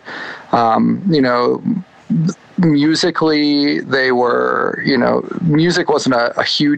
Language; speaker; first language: English; native; English